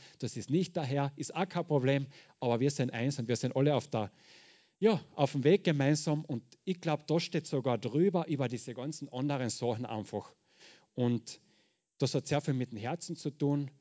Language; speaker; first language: German; native; German